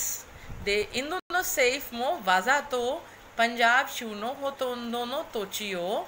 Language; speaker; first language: Japanese; non-native, fluent; Hindi